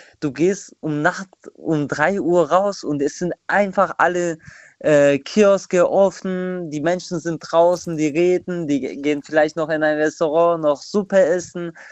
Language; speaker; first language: German; non-native, fluent; Turkish